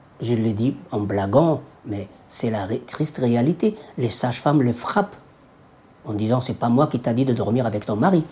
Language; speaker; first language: French; non-native, local second language; Somali